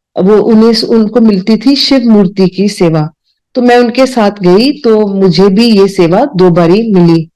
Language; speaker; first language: Hindi; non-native, local second language; Punjabi